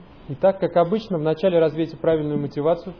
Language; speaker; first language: Russian; native; Russian